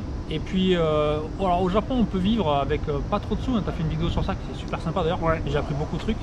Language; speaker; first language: French; native; French